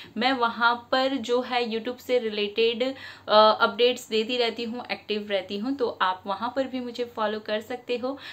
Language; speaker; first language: Hindi; non-native, local second language; Bangla